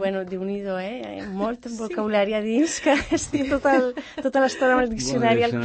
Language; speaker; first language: Catalan; non-native, local second language; French